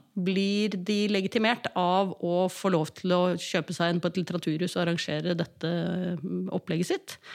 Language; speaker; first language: Norwegian; native; Norwegian